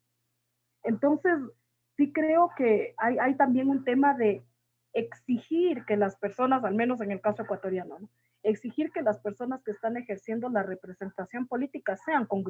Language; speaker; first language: Spanish; native; Spanish